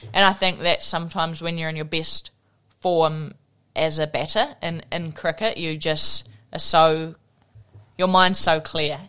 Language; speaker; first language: English; native; English